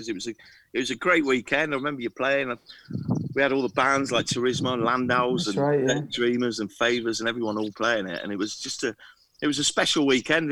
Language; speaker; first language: English; native; English